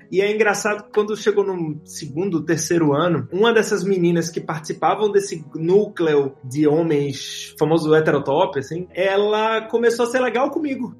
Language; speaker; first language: Portuguese; native; Portuguese